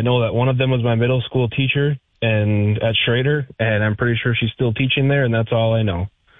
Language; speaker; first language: English; native; English